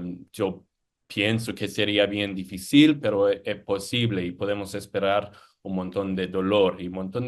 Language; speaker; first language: Spanish; non-native, fluent; English